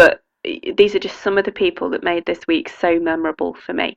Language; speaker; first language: English; native; English